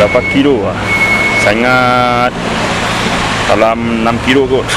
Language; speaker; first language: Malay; non-native, local second language; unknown